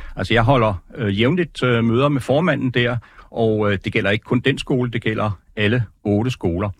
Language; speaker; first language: Danish; native; Danish